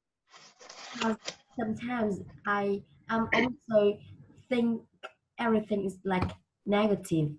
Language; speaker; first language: English; non-native, learner; Vietnamese